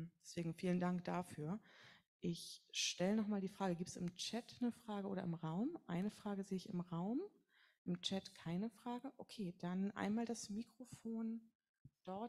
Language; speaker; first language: German; native; German